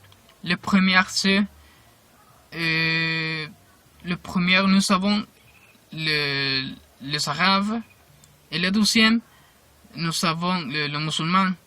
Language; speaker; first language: French; non-native, learner; Spanish